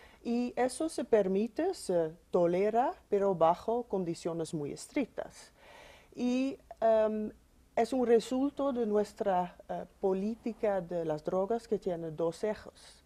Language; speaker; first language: Spanish; non-native, fluent; Dutch